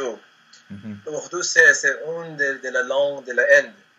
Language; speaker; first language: French; non-native, learner; Spanish